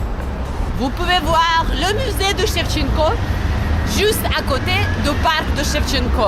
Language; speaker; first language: French; non-native, learner; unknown